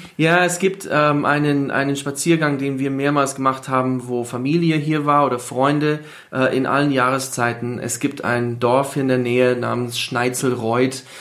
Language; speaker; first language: German; non-native, fluent; English